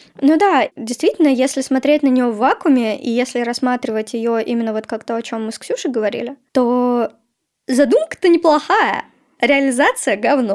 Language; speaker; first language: Russian; native; Russian